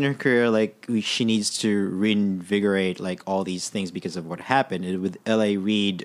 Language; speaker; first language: English; non-native, local second language; Filipino